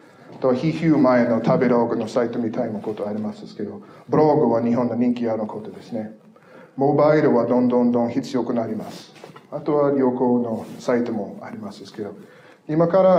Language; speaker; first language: Japanese; non-native, fluent; English